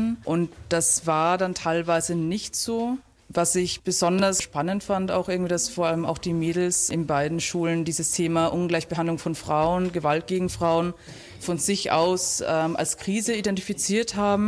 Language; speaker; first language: German; native; German